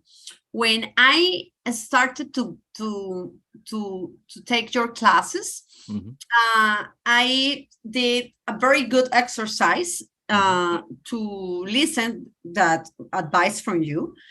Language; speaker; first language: English; non-native, learner; Spanish